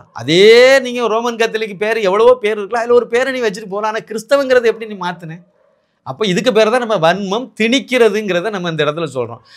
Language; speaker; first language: Tamil; native; Tamil